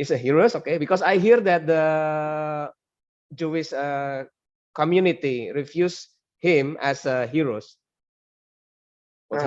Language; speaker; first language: English; non-native, learner; Indonesian